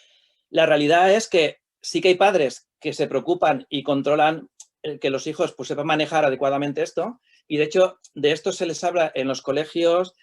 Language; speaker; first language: Spanish; native; Spanish